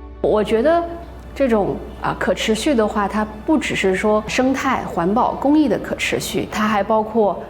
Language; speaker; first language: Chinese; native; Chinese